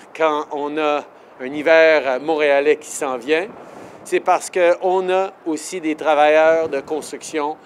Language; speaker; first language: French; native; French